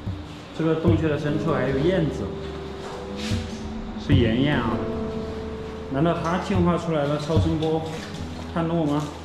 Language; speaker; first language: Chinese; native; Chinese